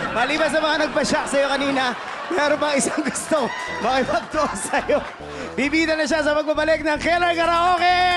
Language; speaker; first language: Filipino; native; Filipino